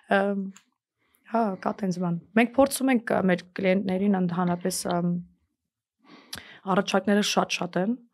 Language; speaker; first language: Armenian; early bilingual, heritage; Armenian